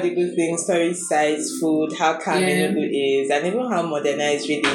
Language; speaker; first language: English; non-native, local second language; Igbo